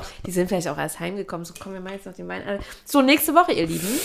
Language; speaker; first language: German; native; German